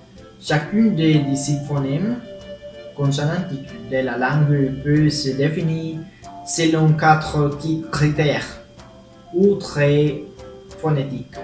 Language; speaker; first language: French; non-native, learner; Spanish